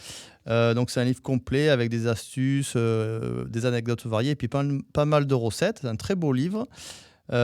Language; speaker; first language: French; native; French